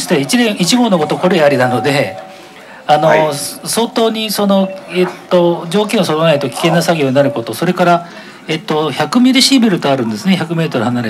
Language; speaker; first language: Japanese; native; Japanese